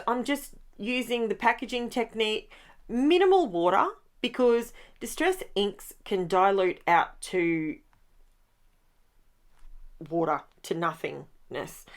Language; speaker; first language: English; native; English